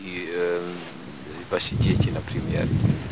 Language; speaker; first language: Russian; non-native, fluent; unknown